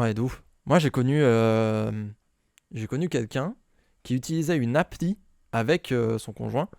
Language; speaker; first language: French; native; French